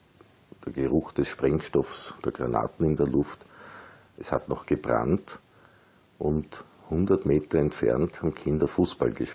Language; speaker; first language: German; native; German